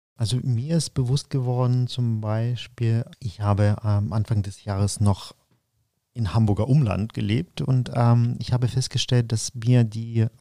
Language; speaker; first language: German; non-native, fluent; Ukrainian